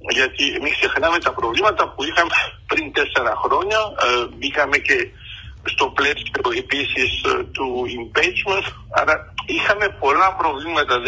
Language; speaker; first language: Greek; early bilingual, heritage; Greek